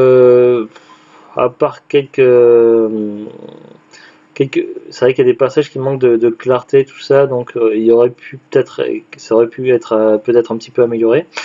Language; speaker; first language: French; native; French